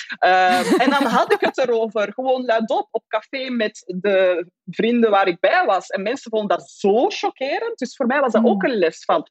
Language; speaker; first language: Dutch; native; Dutch